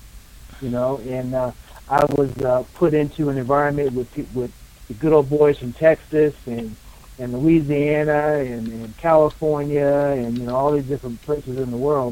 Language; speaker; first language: English; native; English